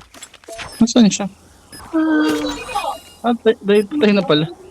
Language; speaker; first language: Filipino; native; Filipino